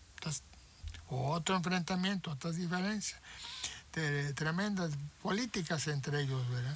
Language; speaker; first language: Spanish; native; Spanish